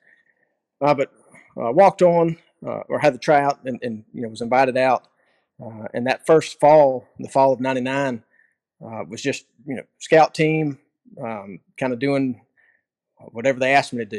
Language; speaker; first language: English; native; English